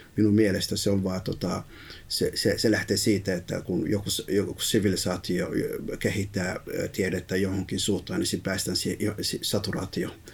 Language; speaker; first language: Finnish; early bilingual, other home language; Somali